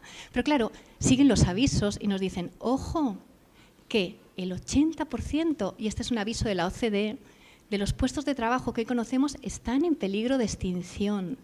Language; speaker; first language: Spanish; native; Spanish